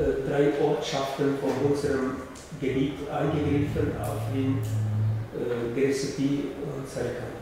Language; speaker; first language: German; non-native, fluent; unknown